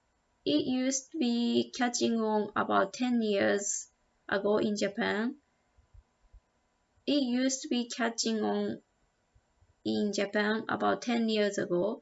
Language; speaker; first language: English; non-native, learner; Japanese